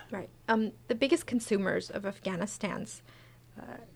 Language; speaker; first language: English; early bilingual, other home language; Persian